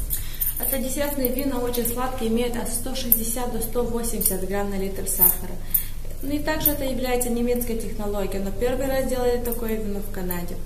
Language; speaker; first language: Russian; non-native, local second language; Romanian